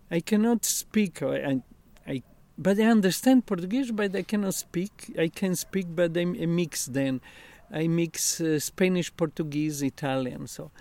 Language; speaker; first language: English; non-native, learner; Italian